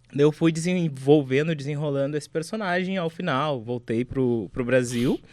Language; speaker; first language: Portuguese; native; Portuguese